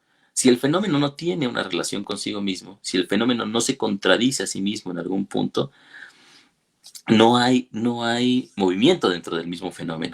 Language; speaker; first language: Spanish; native; Spanish